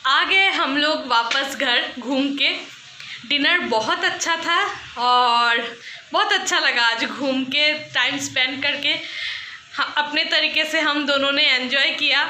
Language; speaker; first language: Hindi; non-native, local second language; Bangla